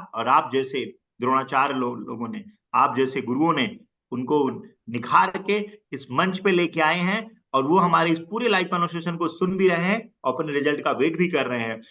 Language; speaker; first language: Hindi; native; Hindi